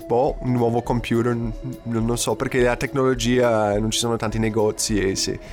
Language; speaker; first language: Italian; non-native, fluent; English